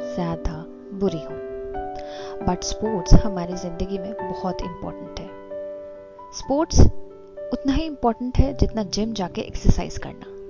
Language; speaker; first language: Hindi; non-native, local second language; Assamese